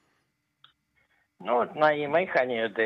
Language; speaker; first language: Hebrew; non-native, fluent; Russian